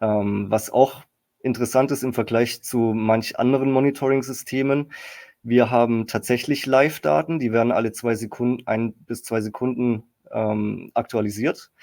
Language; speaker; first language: German; native; German